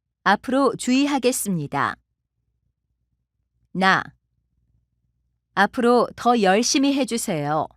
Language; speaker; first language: Korean; non-native, learner; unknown